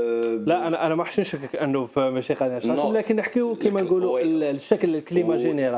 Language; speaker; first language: Arabic; native; Arabic